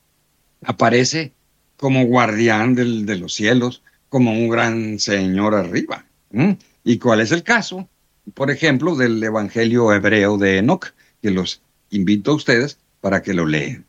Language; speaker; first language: Spanish; native; Spanish